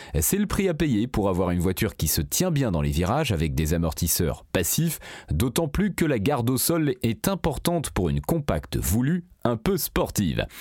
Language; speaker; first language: French; native; French